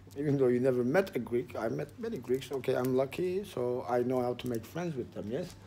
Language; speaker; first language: English; non-native, fluent; Turkish